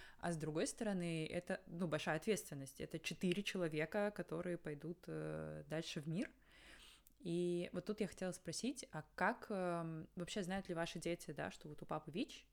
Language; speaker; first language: Russian; native; Russian